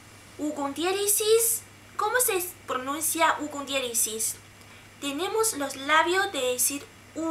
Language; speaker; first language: Spanish; non-native, learner; Chinese